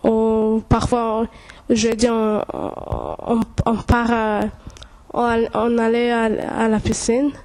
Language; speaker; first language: French; non-native, local second language; Kinyarwanda